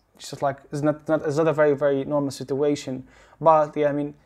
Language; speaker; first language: English; non-native, learner; Arabic